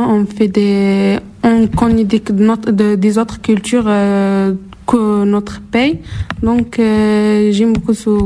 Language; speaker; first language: French; non-native, learner; Arabic